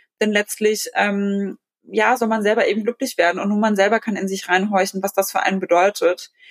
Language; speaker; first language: German; early bilingual, other home language; Polish